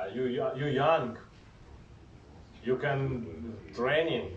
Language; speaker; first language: English; non-native, learner; Ukrainian